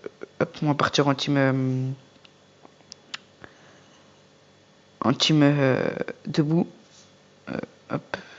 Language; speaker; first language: French; native; French